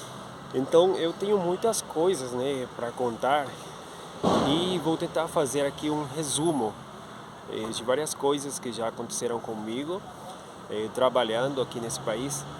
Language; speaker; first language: Portuguese; non-native, fluent; Spanish